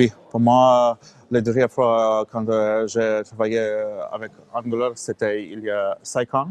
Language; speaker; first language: French; non-native, learner; English